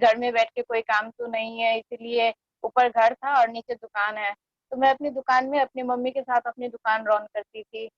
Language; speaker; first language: Hindi; non-native, fluent; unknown